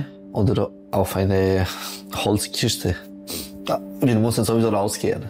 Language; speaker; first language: German; non-native, local second language; French